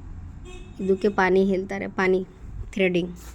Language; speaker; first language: Kannada; non-native, local second language; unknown